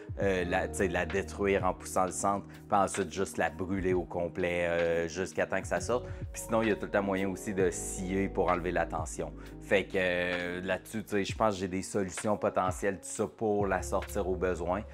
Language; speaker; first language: French; native; French